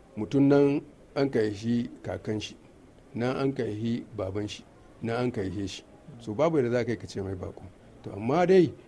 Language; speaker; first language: Hausa; non-native, local second language; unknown